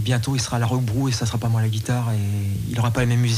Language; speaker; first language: French; native; French